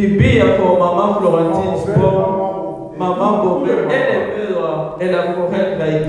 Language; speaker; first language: Danish; non-native, fluent; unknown